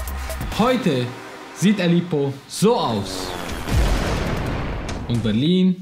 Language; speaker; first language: German; non-native, fluent; Arabic